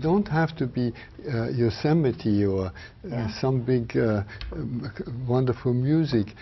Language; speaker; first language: English; non-native, fluent; German